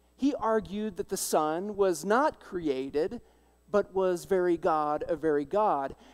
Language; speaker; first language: English; native; English